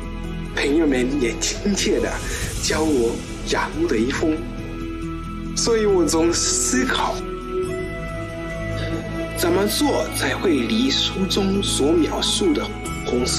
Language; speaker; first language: Chinese; non-native, fluent; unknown